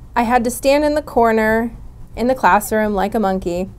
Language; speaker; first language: English; native; English